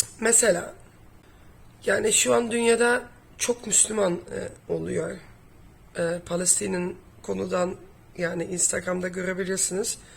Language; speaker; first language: Turkish; non-native, fluent; Dutch